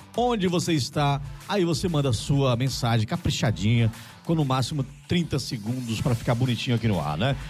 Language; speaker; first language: Portuguese; native; Portuguese